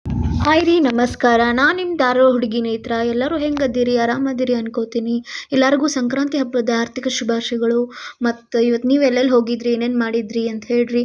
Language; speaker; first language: Kannada; native; Kannada